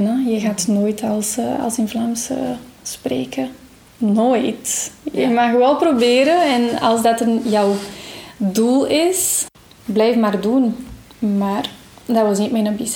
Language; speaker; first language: Dutch; non-native, fluent; Portuguese